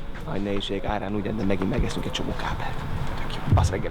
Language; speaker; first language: Hungarian; native; Hungarian